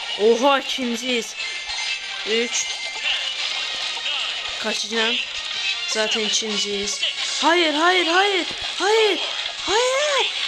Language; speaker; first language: Turkish; native; Turkish